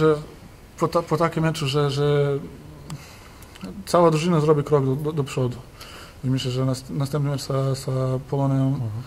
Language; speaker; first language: Polish; non-native, learner; Serbian